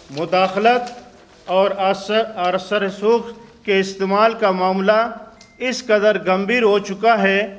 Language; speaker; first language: Urdu; non-native, local second language; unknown